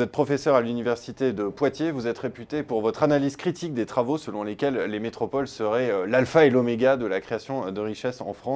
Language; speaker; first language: French; native; French